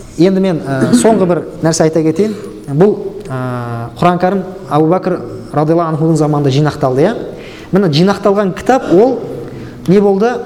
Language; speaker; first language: Kazakh; native; Kazakh